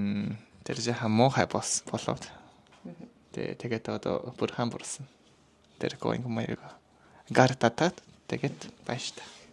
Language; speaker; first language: Mongolian; non-native, learner; Japanese